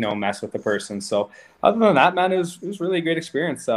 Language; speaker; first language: English; native; English